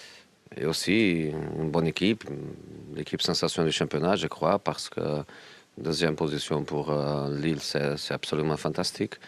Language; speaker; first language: French; non-native, learner; Portuguese